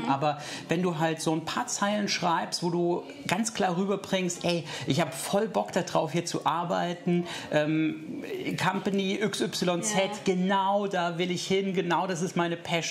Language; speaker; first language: German; native; German